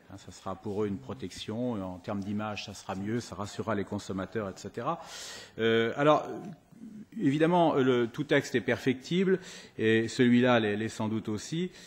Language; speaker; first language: French; native; French